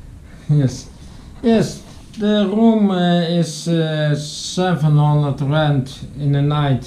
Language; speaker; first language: English; non-native, learner; Dutch